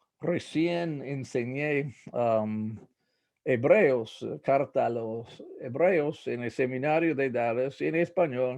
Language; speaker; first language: Spanish; non-native, fluent; English